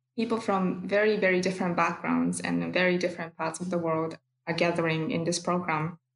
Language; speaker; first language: English; non-native, fluent; Japanese